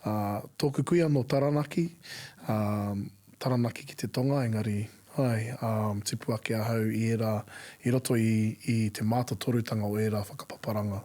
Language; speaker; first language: Māori; non-native, local second language; English